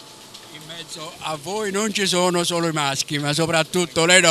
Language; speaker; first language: Italian; native; Italian